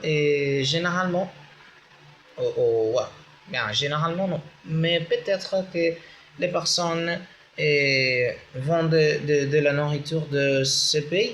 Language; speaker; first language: French; non-native, learner; Spanish